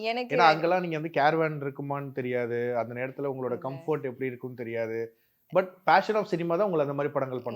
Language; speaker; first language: Tamil; native; Tamil